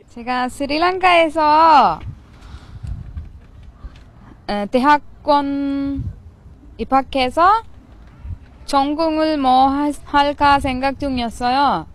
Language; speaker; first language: Korean; non-native, learner; Sinhala